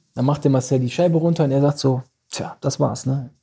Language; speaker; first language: German; native; German